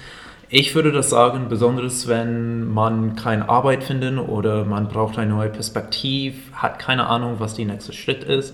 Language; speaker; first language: German; non-native, fluent; English